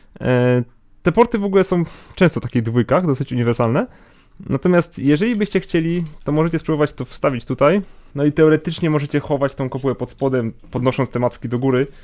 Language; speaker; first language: Polish; native; Polish